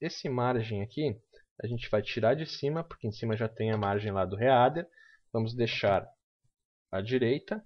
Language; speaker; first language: Portuguese; native; Portuguese